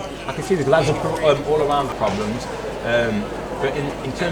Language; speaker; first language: English; native; English